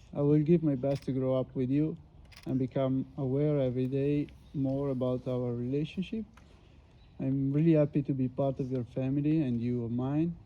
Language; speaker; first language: English; non-native, fluent; Italian